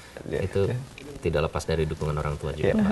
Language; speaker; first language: Indonesian; native; Indonesian